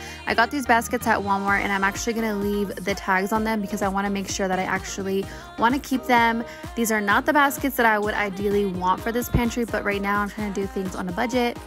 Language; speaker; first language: English; native; English